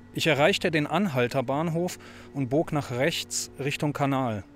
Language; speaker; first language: German; early bilingual, other home language; Polish